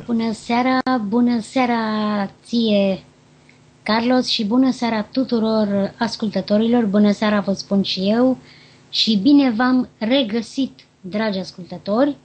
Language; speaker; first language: Romanian; native; Romanian